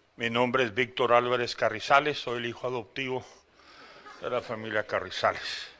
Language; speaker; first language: Spanish; early bilingual, other home language; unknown